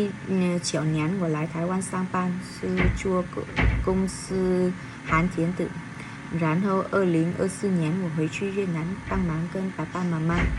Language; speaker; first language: Chinese; non-native, learner; Vietnamese